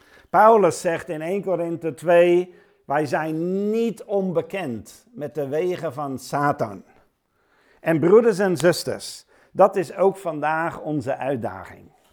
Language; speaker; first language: Dutch; native; Dutch